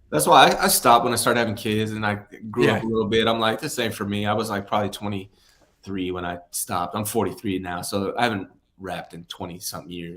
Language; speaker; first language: English; native; English